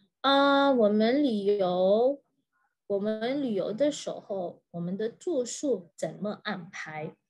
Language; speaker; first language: Chinese; non-native, fluent; Indonesian